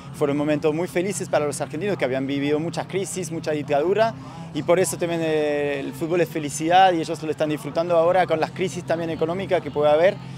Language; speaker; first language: Spanish; non-native, fluent; French